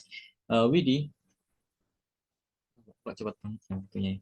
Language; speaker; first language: Indonesian; native; Indonesian